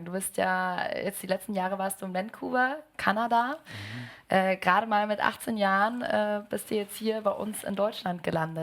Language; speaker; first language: German; native; German